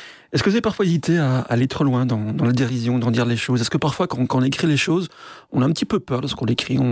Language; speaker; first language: French; native; French